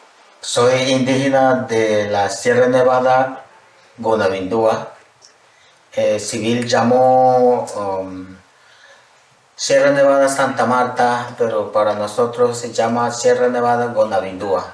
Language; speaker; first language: Spanish; non-native, local second language; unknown